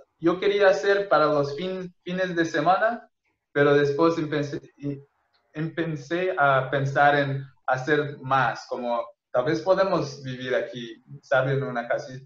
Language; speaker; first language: Spanish; non-native, fluent; Portuguese